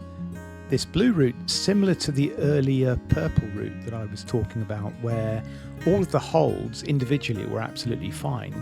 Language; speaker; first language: English; native; English